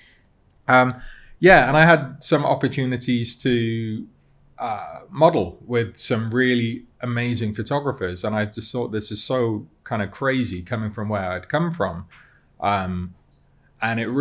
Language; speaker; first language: English; native; English